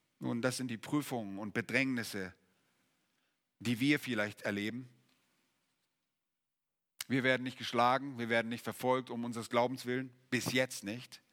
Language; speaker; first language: German; native; German